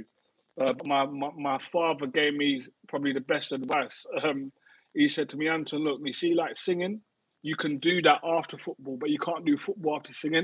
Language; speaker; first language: English; native; English